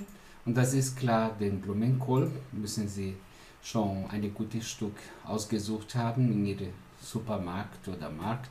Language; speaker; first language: German; non-native, fluent; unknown